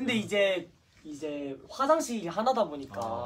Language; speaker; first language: Korean; native; Korean